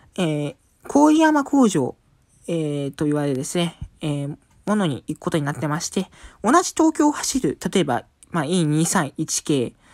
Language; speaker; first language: Japanese; native; Japanese